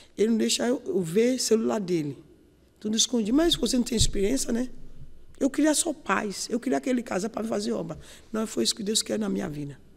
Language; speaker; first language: Portuguese; non-native, learner; Yoruba